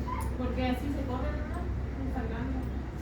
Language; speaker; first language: Spanish; native; Spanish